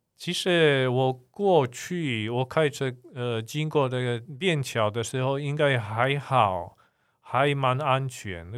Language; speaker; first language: Chinese; non-native, fluent; Polish